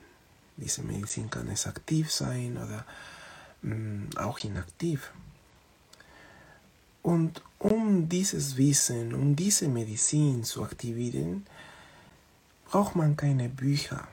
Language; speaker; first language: German; non-native, fluent; Spanish